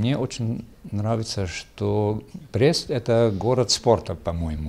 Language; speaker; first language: Russian; non-native, learner; German